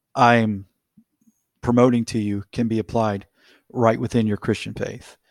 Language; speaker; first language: English; native; English